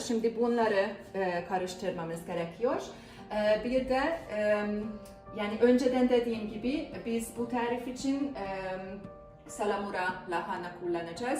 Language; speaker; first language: Turkish; non-native, fluent; Hungarian